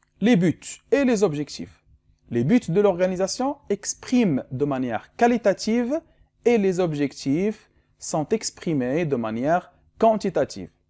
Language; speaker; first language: French; non-native, local second language; Arabic